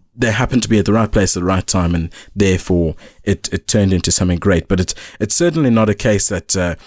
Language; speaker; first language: English; native; English